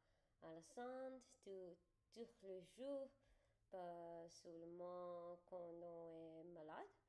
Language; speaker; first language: French; non-native, learner; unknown